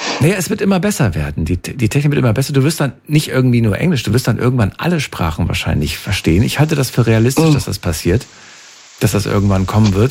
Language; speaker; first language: German; native; German